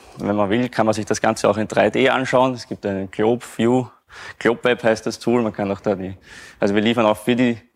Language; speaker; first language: German; native; German